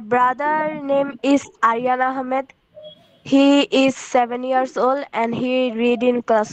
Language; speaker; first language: English; non-native, learner; Bangla